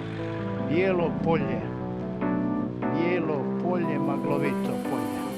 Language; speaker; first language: Bosnian; native; Bosnian